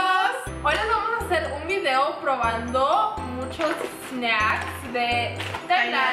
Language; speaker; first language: Spanish; early bilingual, other home language; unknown